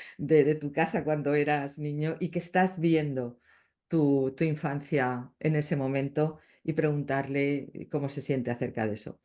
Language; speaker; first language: Spanish; native; Spanish